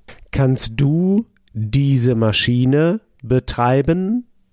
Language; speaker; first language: German; native; German